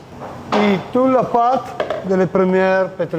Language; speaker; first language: French; non-native, learner; Italian